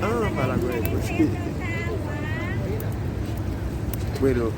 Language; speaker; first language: Spanish; non-native, learner; Haitian Creole